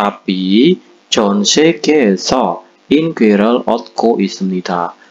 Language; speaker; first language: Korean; non-native, fluent; Indonesian